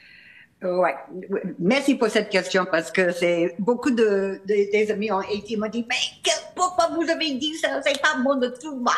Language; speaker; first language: French; non-native, fluent; English